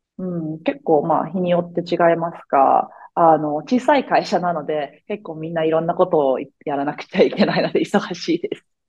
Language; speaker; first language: Japanese; early bilingual, heritage; Japanese